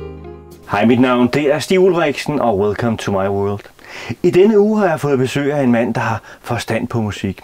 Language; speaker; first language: Danish; native; Danish